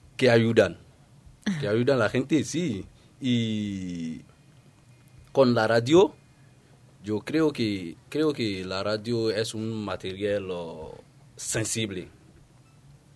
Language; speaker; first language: Spanish; non-native, learner; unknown